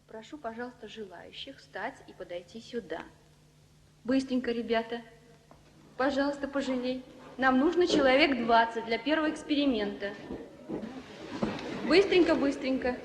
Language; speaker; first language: Russian; native; Russian